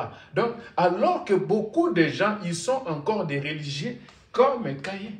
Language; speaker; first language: French; non-native, local second language; Lingala